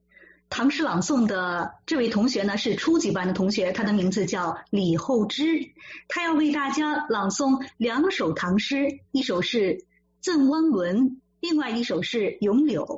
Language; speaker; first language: Chinese; native; Chinese